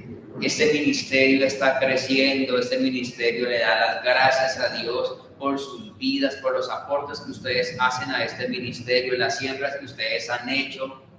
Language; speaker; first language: Spanish; native; Spanish